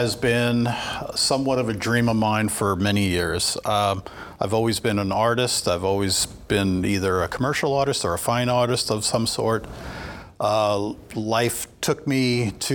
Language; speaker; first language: English; native; English